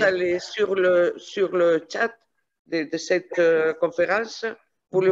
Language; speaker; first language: French; non-native, fluent; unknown